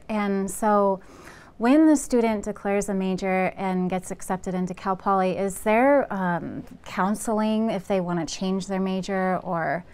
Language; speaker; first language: English; native; English